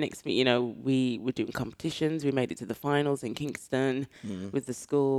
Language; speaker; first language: English; native; English